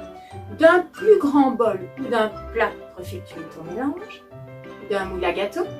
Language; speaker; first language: French; native; French